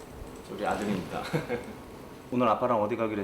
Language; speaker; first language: Korean; native; Korean